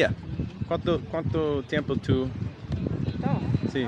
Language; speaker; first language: Spanish; non-native, learner; English